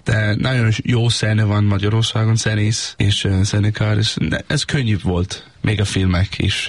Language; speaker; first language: Hungarian; non-native, learner; Danish